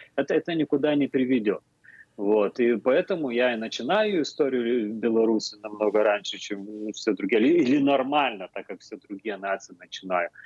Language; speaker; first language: Russian; non-native, fluent; Lithuanian